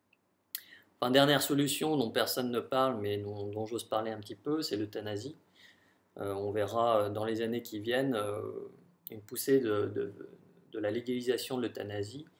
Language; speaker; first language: French; native; French